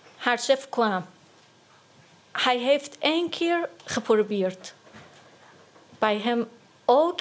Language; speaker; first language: Dutch; non-native, learner; Persian